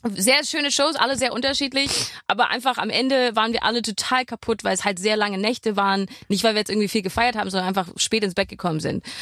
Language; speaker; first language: German; non-native, fluent; English